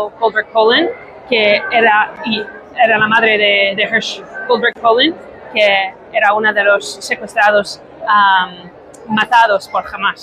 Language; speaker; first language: Spanish; non-native, fluent; English